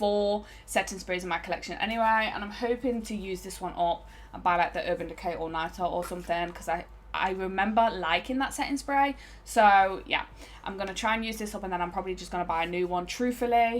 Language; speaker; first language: English; native; English